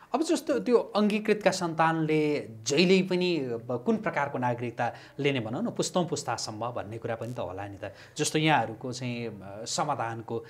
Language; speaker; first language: Nepali; native; Nepali